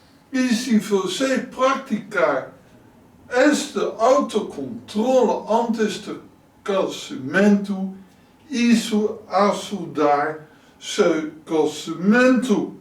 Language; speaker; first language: Portuguese; non-native, learner; Dutch